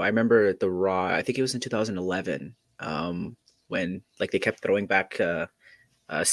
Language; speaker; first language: English; native; English